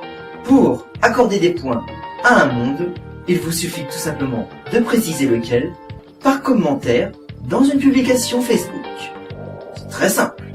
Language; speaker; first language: French; native; French